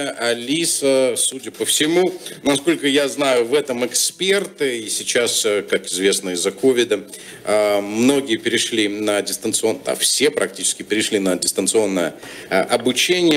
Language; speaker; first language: Russian; native; Russian